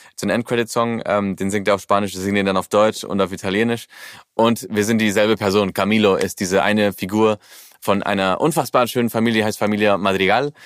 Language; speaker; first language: German; early bilingual, heritage; German